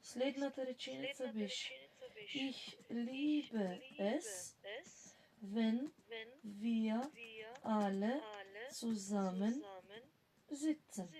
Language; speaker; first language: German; non-native, fluent; Macedonian